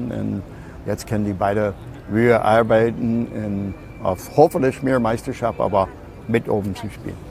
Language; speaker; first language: German; non-native, learner; English